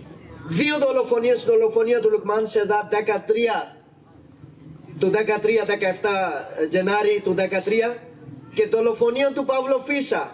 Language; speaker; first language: Greek; non-native, learner; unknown